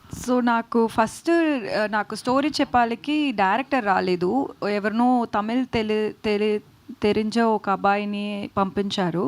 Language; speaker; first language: Telugu; non-native, learner; Tamil